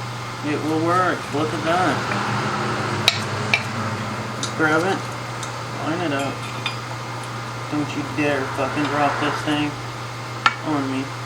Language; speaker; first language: English; native; English